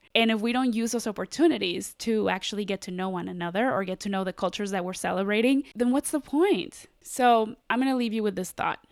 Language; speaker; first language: English; early bilingual, other home language; Spanish